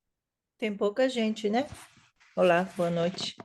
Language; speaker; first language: Portuguese; non-native, learner; English